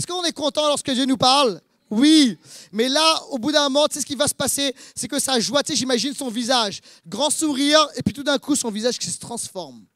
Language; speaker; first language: French; native; French